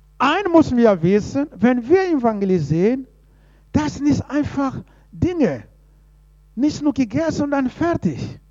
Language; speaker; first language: German; non-native, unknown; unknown